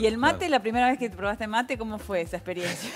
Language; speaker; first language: Spanish; native; Spanish